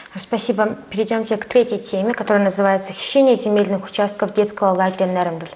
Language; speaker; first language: Russian; non-native, fluent; Mongolian